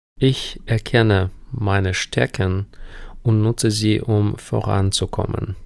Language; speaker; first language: German; non-native, fluent; Ukrainian